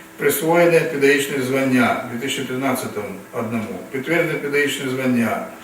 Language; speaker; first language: Ukrainian; non-native, local second language; Russian